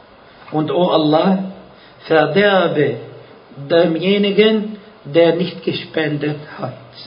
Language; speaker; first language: German; non-native, fluent; Arabic